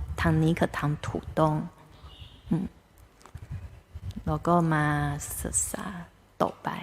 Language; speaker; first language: Thai; non-native, fluent; Chinese